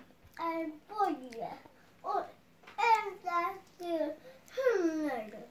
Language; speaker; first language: Swedish; non-native, learner; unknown